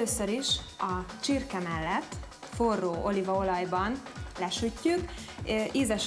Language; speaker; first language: Hungarian; native; Hungarian